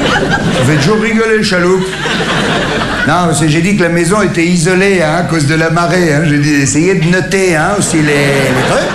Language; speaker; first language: French; native; French